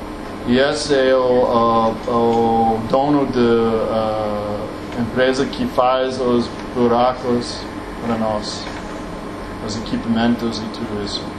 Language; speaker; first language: Portuguese; non-native, learner; English